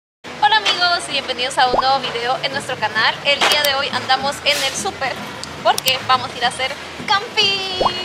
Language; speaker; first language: Spanish; native; Spanish